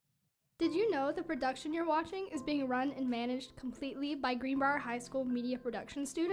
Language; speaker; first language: English; native; English